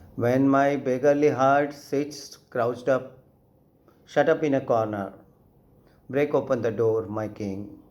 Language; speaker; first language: English; non-native, local second language; Gujarati